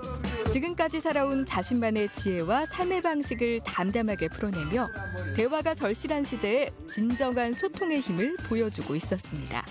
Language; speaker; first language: Korean; native; Korean